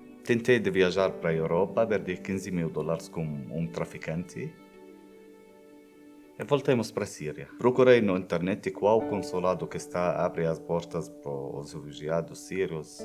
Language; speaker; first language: Portuguese; non-native, fluent; Arabic